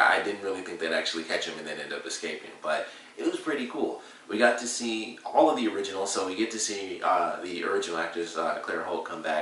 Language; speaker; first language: English; native; English